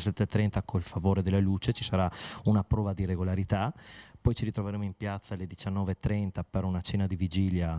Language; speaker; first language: Italian; native; Italian